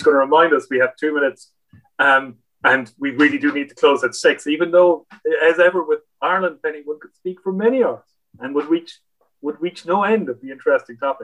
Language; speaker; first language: English; native; English